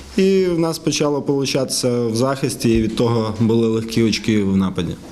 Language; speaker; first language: Ukrainian; non-native, local second language; Russian